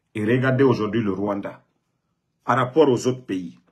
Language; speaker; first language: French; non-native, local second language; Mandingo